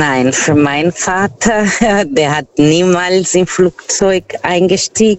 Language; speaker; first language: German; non-native, fluent; Portuguese